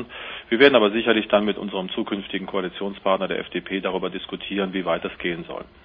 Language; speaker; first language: German; native; German